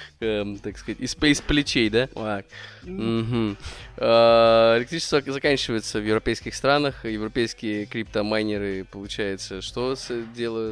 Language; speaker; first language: Russian; native; Russian